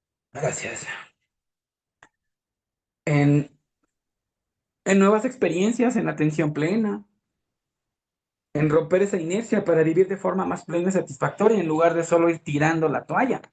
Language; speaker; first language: Spanish; native; Spanish